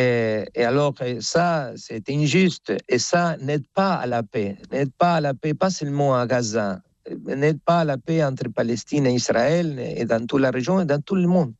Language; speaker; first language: French; non-native, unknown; Spanish